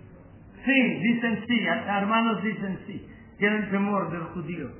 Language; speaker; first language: Spanish; non-native, learner; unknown